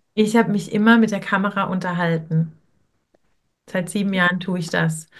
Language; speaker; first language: German; native; German